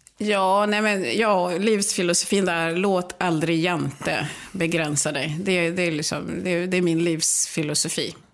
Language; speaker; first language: Swedish; early bilingual, other home language; Swahili